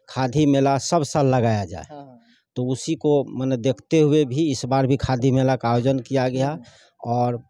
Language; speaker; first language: Hindi; native; Hindi